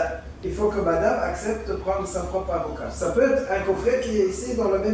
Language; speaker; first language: French; native; French